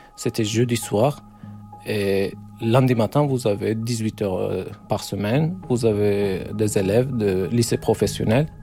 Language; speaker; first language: French; non-native, learner; Turkish